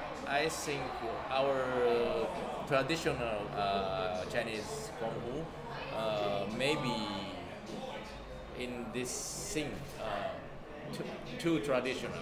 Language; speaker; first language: English; non-native, learner; Japanese